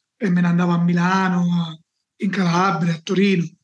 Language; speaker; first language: Italian; native; Italian